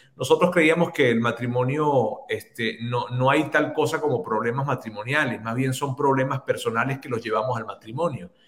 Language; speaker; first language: Spanish; native; Spanish